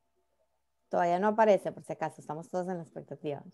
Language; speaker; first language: Spanish; native; Spanish